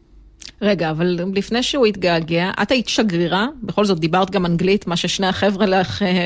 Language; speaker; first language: Hebrew; native; Hebrew